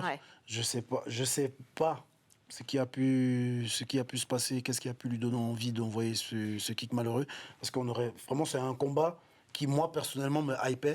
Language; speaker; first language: French; native; French